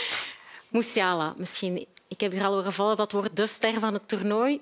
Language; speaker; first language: Dutch; native; Dutch